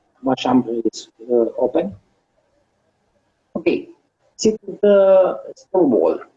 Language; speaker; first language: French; non-native, learner; Romanian